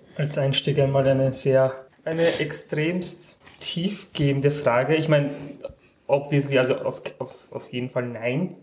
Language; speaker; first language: German; early bilingual, other home language; Turkish